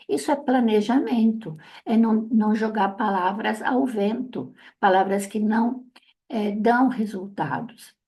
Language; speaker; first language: Portuguese; non-native, fluent; Italian